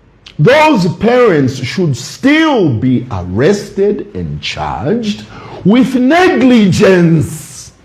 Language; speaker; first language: English; non-native, local second language; Bemba